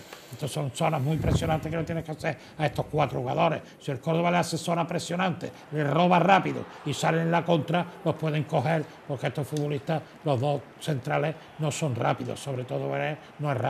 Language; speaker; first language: Spanish; native; Spanish